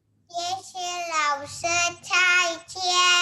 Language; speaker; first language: Chinese; non-native, learner; Indonesian